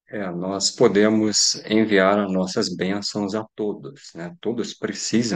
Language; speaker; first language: Portuguese; native; Portuguese